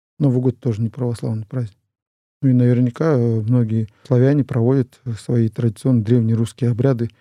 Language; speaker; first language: Russian; non-native, local second language; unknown